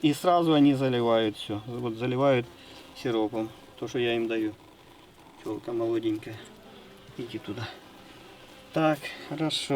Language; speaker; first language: Russian; native; Russian